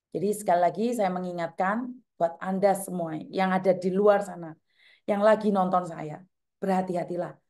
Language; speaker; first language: Indonesian; non-native, local second language; Javanese